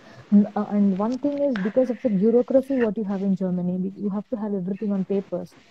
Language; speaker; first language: English; non-native, local second language; Tamil